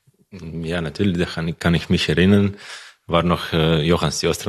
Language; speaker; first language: German; non-native, learner; Croatian